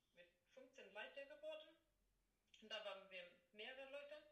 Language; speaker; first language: German; non-native, fluent; Swedish